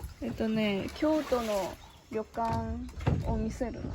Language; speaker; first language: Japanese; non-native, fluent; Korean